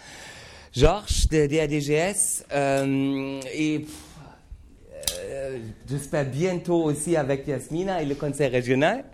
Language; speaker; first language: French; non-native, learner; German